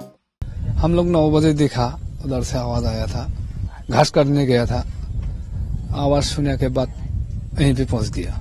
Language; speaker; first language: Hindi; non-native, local second language; Bangla